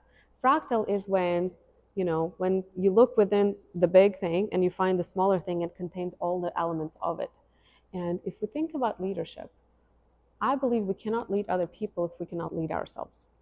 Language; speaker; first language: English; non-native, fluent; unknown